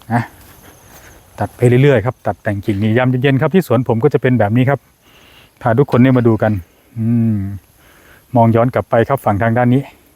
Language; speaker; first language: Thai; native; Thai